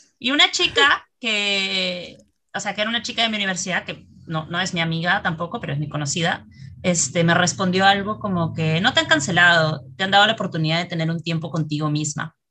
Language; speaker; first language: Spanish; native; Spanish